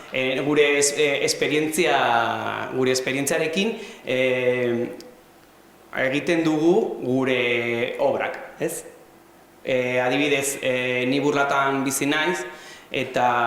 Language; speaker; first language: Basque; non-native, local second language; Spanish